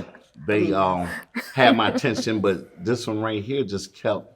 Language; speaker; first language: English; native; English